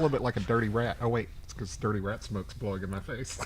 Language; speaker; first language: English; native; English